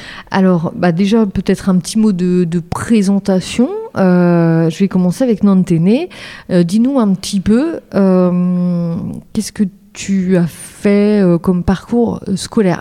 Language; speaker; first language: French; native; French